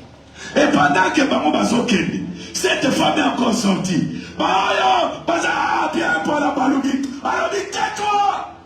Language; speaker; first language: French; non-native, local second language; Lingala